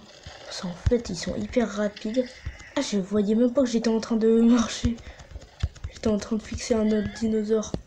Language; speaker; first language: French; native; French